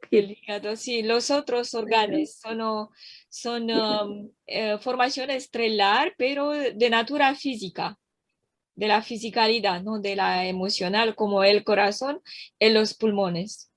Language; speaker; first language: Spanish; non-native, learner; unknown